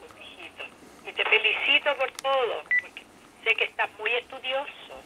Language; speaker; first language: Spanish; native; Spanish